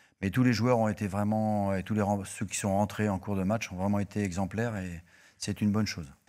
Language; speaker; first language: French; native; French